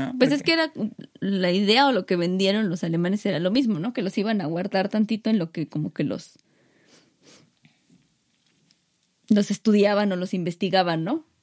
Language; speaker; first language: Spanish; native; Spanish